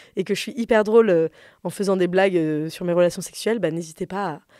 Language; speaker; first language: French; native; French